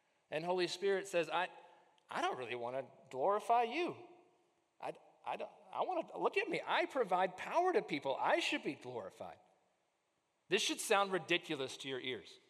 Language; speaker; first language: English; native; English